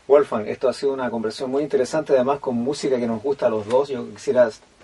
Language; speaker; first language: Spanish; native; Spanish